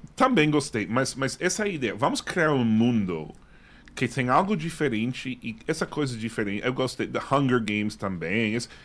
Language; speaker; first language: Portuguese; non-native, fluent; English